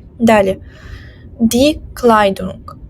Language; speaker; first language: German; non-native, fluent; Ukrainian